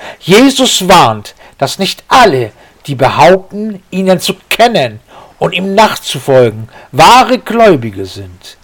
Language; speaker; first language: German; native; German